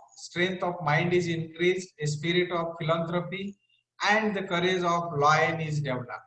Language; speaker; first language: English; non-native, local second language; Marathi